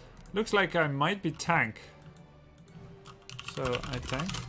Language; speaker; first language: English; non-native, fluent; Dutch